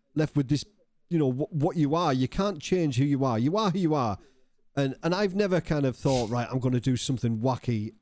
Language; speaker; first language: English; native; English